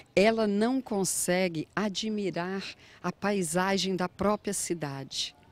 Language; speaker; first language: Portuguese; native; Portuguese